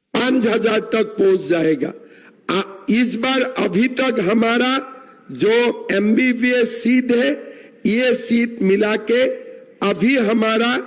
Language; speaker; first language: Hindi; non-native, local second language; Assamese